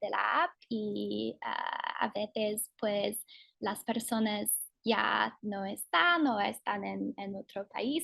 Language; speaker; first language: Spanish; non-native, fluent; English